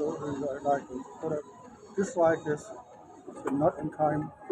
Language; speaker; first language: English; non-native, fluent; German